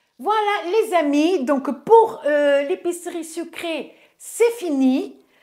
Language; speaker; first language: French; early bilingual, other home language; Portuguese